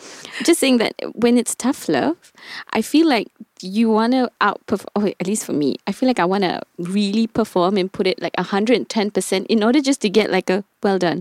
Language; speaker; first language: English; non-native, local second language; Tamil